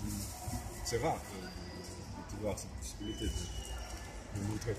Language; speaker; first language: French; non-native, fluent; Russian